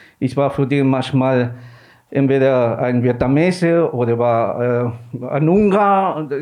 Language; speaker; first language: German; non-native, fluent; Spanish